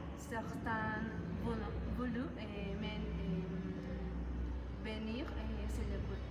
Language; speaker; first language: French; non-native, learner; Spanish